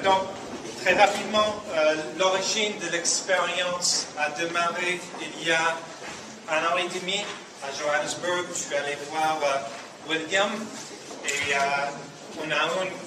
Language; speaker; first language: French; non-native, fluent; English